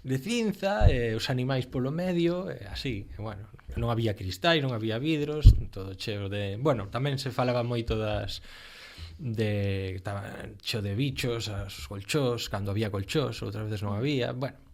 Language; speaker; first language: Galician; native; Galician